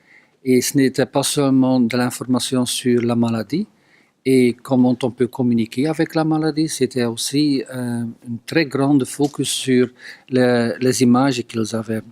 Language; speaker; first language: French; non-native, local second language; Dutch